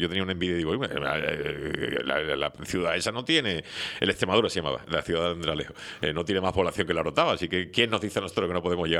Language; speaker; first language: Spanish; native; Spanish